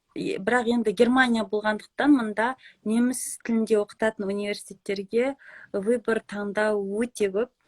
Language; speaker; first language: Kazakh; native; Kazakh